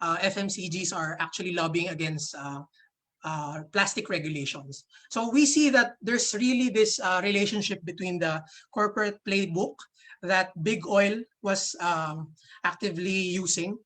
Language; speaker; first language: English; non-native, local second language; Filipino